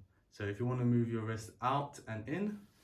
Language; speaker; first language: English; native; English